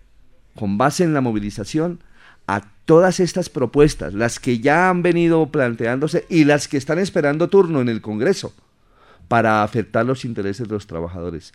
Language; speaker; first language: Spanish; native; Spanish